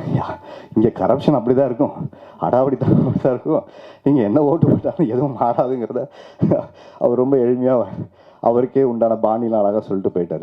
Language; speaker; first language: Tamil; native; Tamil